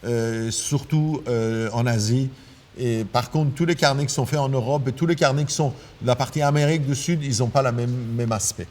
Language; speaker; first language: French; non-native, fluent; Persian